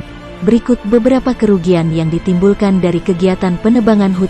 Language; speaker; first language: Indonesian; native; Indonesian